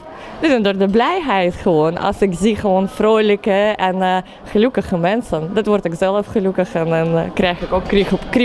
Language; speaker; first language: Dutch; non-native, learner; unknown